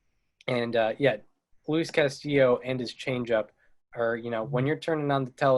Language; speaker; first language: English; native; English